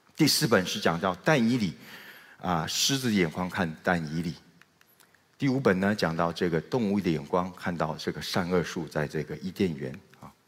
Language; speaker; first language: Chinese; native; Chinese